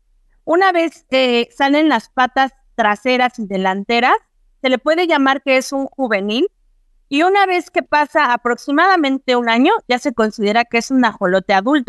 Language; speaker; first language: Spanish; native; Spanish